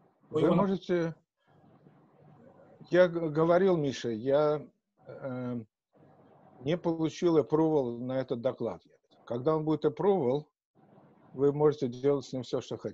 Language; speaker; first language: Russian; native; Russian